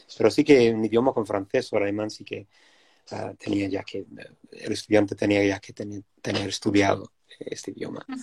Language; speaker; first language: Spanish; non-native, fluent; English